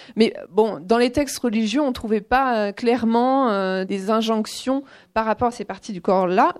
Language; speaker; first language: French; native; French